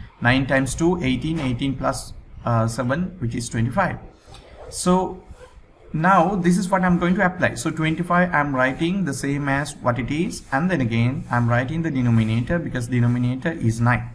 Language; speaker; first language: English; non-native, local second language; Sinhala